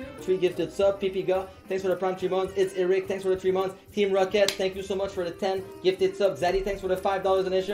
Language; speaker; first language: English; non-native, fluent; French